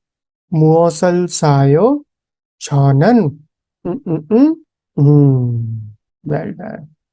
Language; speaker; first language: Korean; non-native, fluent; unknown